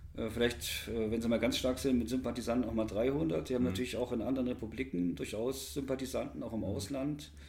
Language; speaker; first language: German; native; German